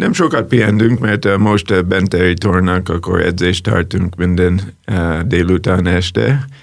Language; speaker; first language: Hungarian; non-native, learner; English